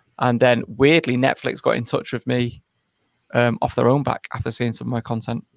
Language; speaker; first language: English; native; English